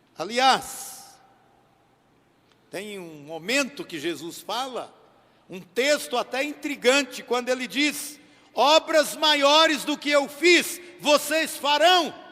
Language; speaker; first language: Portuguese; native; Portuguese